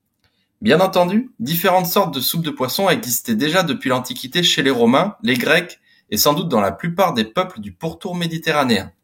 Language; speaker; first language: French; native; French